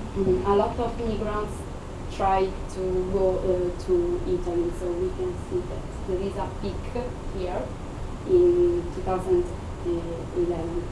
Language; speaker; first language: English; non-native, fluent; Italian